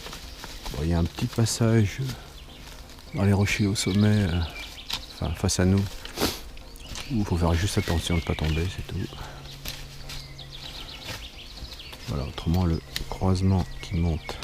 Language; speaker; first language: French; native; French